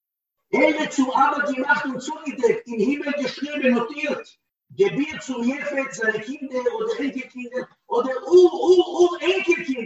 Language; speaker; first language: German; non-native, learner; Hebrew